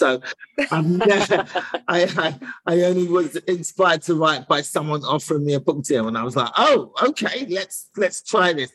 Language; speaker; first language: English; native; English